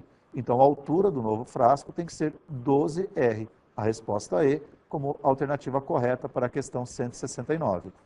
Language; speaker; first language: Portuguese; native; Portuguese